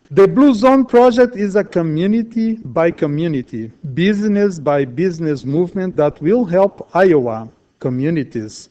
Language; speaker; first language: English; non-native, fluent; Portuguese